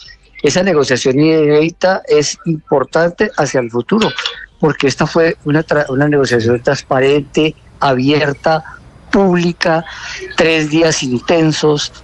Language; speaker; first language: Spanish; native; Spanish